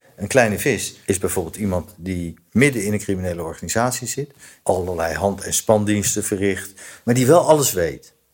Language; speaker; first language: Dutch; native; Dutch